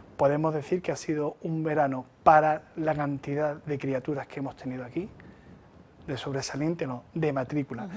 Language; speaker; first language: Spanish; native; Spanish